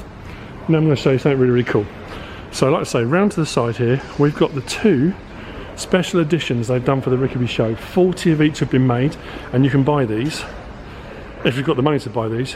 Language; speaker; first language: English; native; English